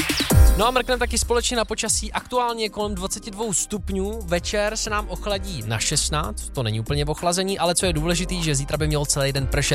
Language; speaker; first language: Czech; native; Czech